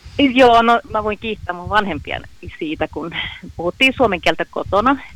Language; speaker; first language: Finnish; early bilingual, heritage; Finnish